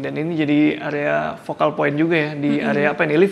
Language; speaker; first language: Indonesian; native; Indonesian